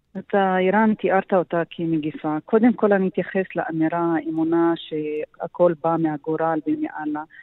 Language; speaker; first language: Hebrew; non-native, local second language; Arabic